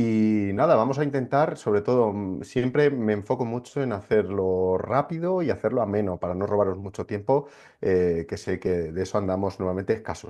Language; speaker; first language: Spanish; native; Spanish